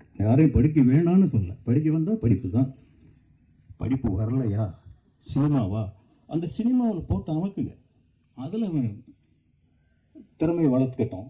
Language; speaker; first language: Tamil; native; Tamil